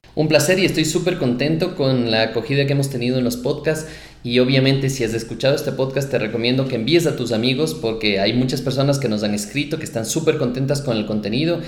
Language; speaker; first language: Spanish; native; Spanish